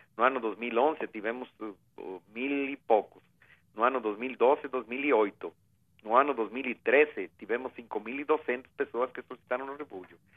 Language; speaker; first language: Portuguese; non-native, fluent; Spanish